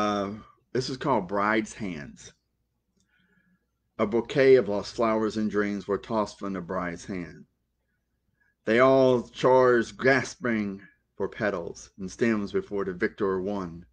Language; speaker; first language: English; native; English